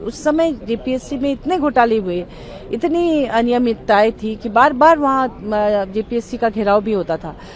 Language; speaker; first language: Hindi; native; Hindi